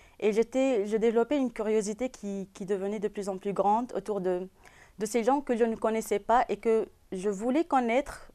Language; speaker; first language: French; non-native, local second language; Arabic